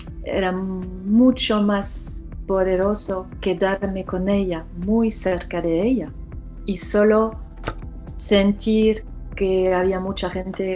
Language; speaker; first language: Spanish; non-native, fluent; French